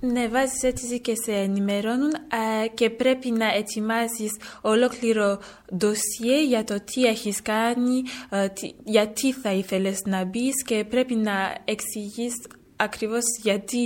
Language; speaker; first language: Greek; early bilingual, heritage; French